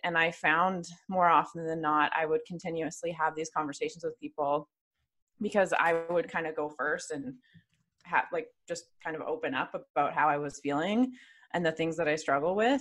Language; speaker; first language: English; native; English